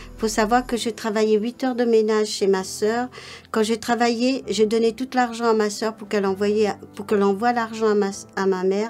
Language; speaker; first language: French; non-native, local second language; Morisyen